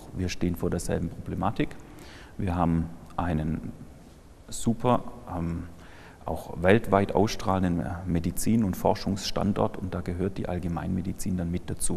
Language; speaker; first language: German; native; German